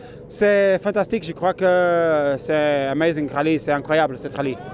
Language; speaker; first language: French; non-native, learner; Portuguese